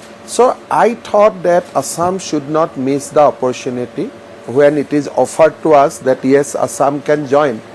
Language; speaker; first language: English; non-native, local second language; Assamese